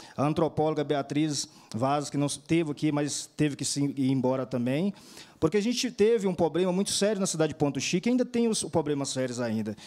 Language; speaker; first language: Portuguese; native; Portuguese